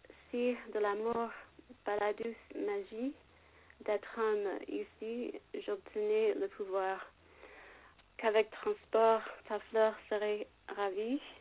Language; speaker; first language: French; non-native, fluent; English